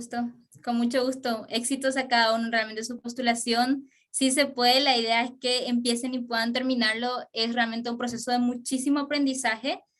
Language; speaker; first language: Spanish; native; Spanish